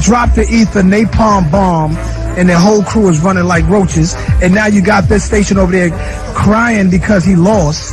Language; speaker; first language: English; native; English